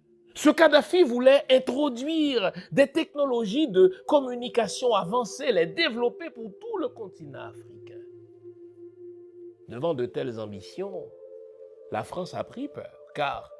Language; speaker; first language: French; non-native, local second language; Haitian Creole